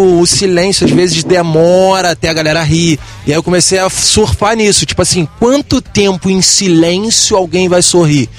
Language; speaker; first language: Portuguese; native; Portuguese